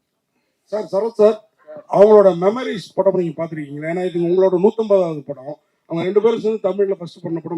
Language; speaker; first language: Tamil; native; Tamil